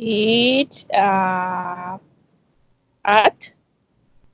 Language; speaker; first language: English; non-native, learner; Spanish